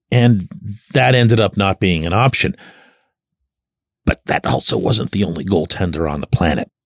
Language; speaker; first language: English; native; English